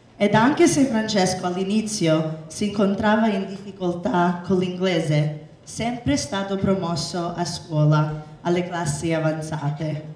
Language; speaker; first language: Italian; early bilingual, heritage; Italian